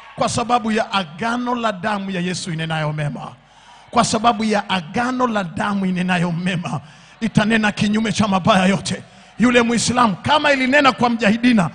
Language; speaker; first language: Swahili; native; Swahili